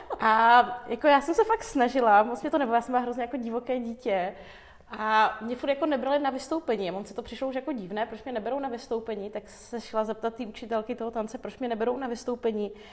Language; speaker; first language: Czech; early bilingual, other home language; Armenian